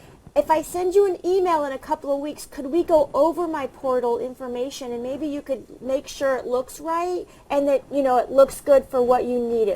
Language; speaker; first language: English; native; English